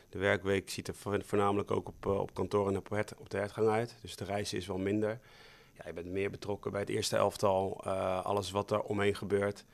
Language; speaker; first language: Dutch; native; Dutch